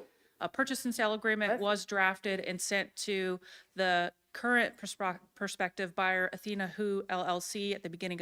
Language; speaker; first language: English; native; English